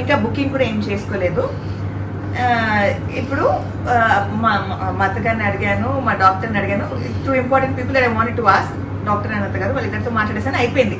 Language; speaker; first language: Telugu; non-native, local second language; Urdu